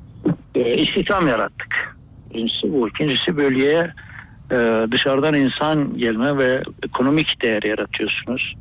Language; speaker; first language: Turkish; native; Turkish